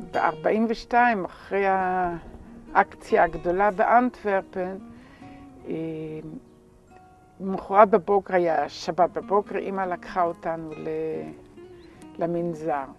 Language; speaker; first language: Hebrew; non-native, fluent; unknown